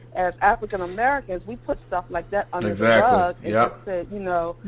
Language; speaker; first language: English; native; English